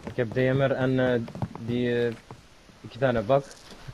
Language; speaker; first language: Dutch; early bilingual, other home language; Turkish